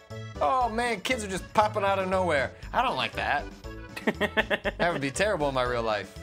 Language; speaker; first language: English; native; English